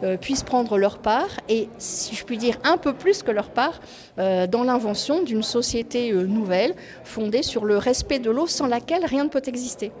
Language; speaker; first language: French; native; French